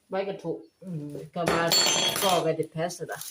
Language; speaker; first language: Danish; non-native, learner; Thai